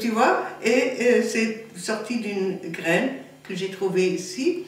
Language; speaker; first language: French; non-native, fluent; German